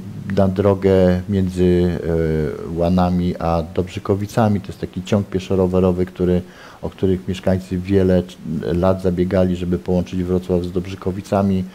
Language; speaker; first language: Polish; native; Polish